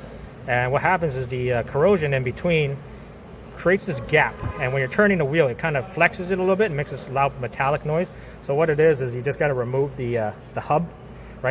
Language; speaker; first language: English; native; English